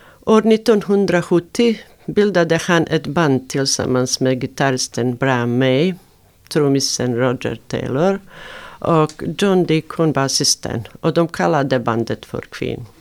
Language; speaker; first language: Swedish; non-native, learner; Arabic